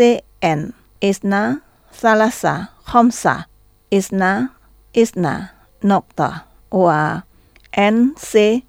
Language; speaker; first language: Arabic; non-native, learner; Indonesian